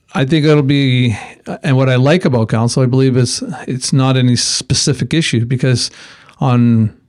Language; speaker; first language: English; native; English